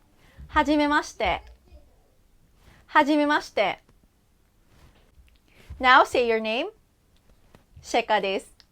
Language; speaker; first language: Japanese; non-native, fluent; Filipino